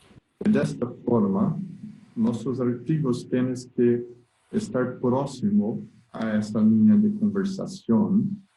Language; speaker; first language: Spanish; non-native, learner; Portuguese